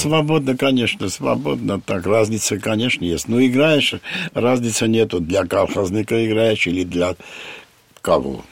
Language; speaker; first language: Russian; non-native, local second language; Armenian